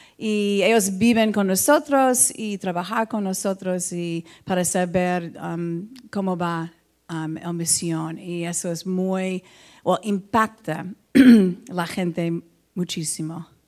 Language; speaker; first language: Spanish; non-native, learner; English